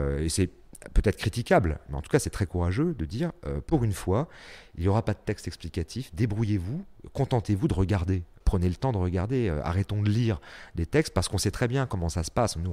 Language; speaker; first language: French; native; French